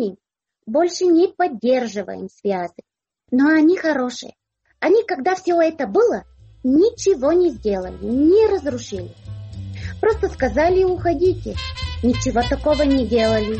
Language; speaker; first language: Russian; non-native, local second language; Azerbaijani